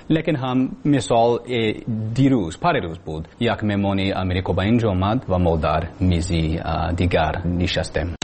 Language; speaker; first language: Persian; non-native, learner; English